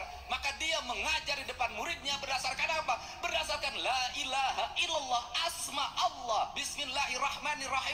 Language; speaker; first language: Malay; non-native, local second language; Sundanese